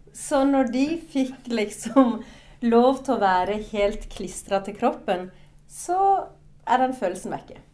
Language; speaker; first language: Norwegian; native; Norwegian